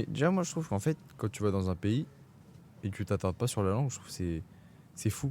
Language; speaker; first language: French; native; French